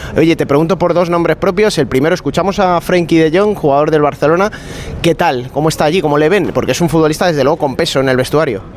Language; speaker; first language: Spanish; native; Spanish